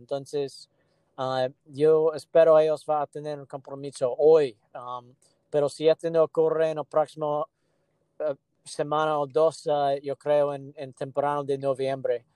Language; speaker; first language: Spanish; non-native, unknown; English